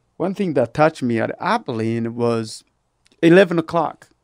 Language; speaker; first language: English; non-native, fluent; Rundi